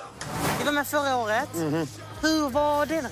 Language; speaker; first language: Swedish; native; Swedish